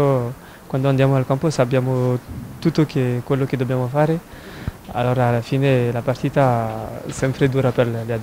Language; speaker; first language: Italian; non-native, fluent; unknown